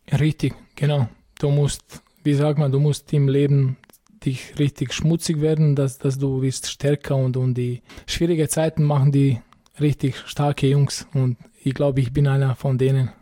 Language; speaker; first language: German; non-native, fluent; Bosnian